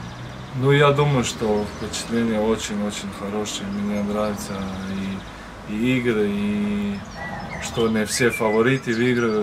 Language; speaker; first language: Russian; non-native, learner; Croatian